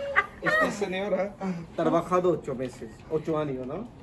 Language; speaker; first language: Spanish; non-native, learner; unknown